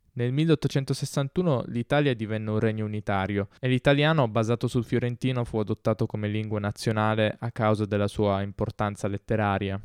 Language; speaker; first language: Italian; native; Italian